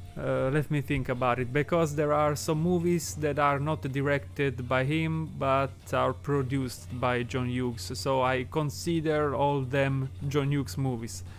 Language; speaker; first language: English; non-native, fluent; Italian